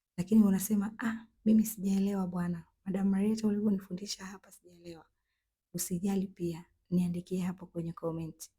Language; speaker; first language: Swahili; native; Swahili